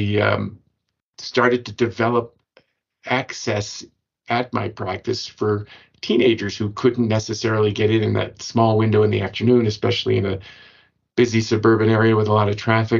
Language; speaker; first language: English; native; English